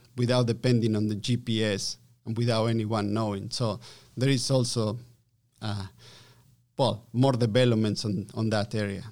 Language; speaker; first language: English; non-native, fluent; Spanish